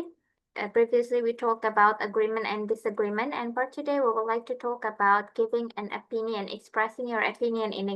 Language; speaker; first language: English; non-native, fluent; Indonesian